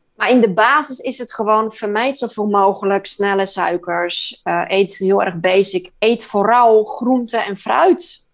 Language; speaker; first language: Dutch; non-native, fluent; Polish